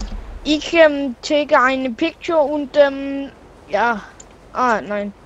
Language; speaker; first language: German; non-native, learner; Danish